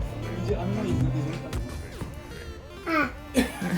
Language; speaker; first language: French; native; French